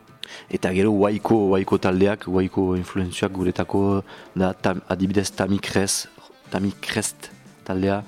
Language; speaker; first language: Basque; non-native, learner; French